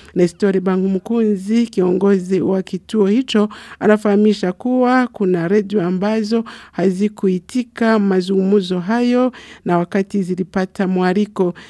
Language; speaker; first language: Swahili; non-native, local second language; Rundi